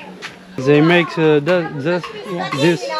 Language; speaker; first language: English; non-native, learner; French